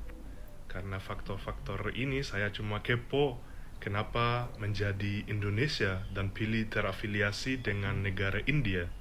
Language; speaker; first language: Indonesian; non-native, fluent; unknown